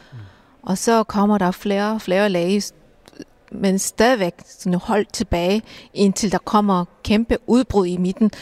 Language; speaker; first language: Danish; non-native, fluent; Korean